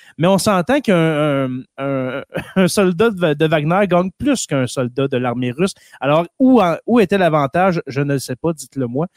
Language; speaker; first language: French; native; French